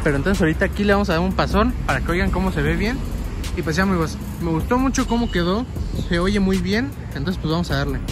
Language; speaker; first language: Spanish; native; Spanish